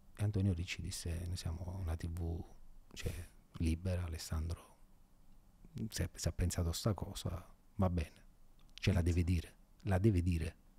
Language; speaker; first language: Italian; native; Italian